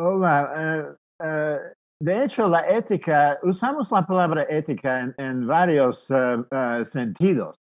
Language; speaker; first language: Spanish; non-native, fluent; English